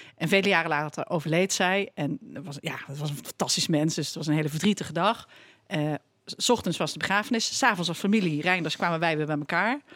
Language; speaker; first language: Dutch; native; Dutch